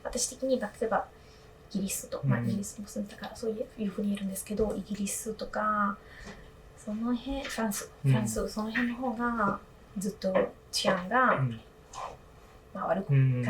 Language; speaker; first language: Japanese; non-native, fluent; Italian